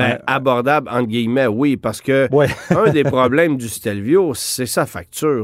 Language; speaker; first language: French; native; French